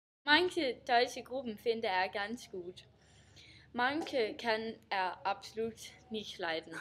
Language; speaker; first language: German; non-native, learner; Danish